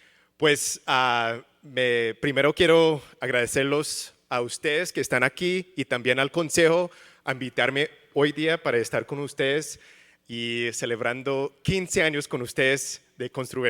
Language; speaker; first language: Spanish; early bilingual, heritage; English